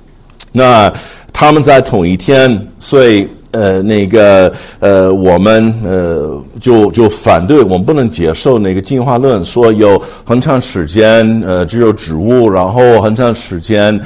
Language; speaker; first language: Chinese; non-native, fluent; English